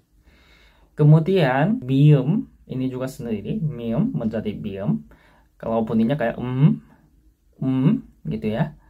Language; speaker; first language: Indonesian; non-native, fluent; Korean